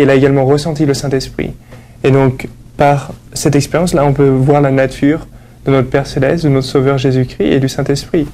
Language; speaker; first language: French; native; French